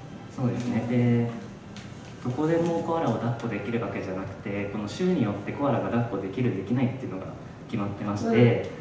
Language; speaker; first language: Japanese; native; Japanese